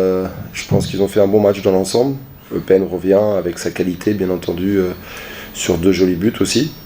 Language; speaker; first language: French; native; French